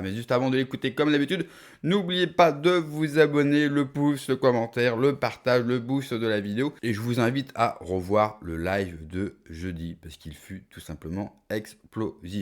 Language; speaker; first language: French; native; French